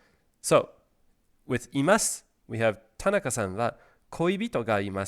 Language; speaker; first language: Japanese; non-native, fluent; English